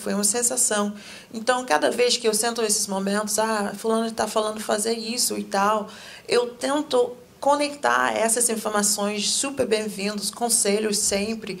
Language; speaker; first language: Portuguese; non-native, fluent; English